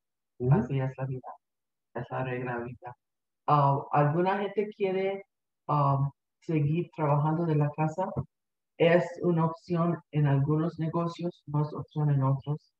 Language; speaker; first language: Spanish; early bilingual, heritage; Spanish